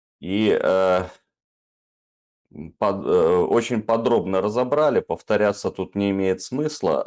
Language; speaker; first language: Russian; native; Russian